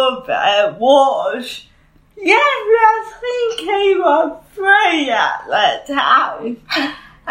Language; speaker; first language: English; native; English